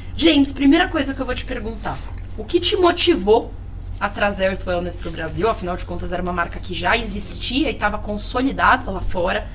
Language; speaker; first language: Portuguese; native; Portuguese